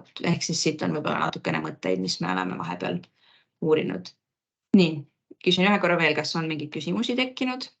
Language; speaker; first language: Estonian; native; Estonian